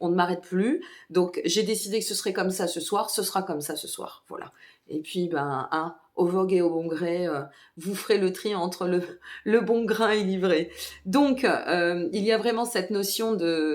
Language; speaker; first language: French; native; French